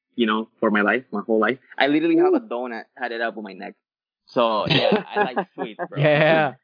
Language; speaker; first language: English; early bilingual, other home language; Spanish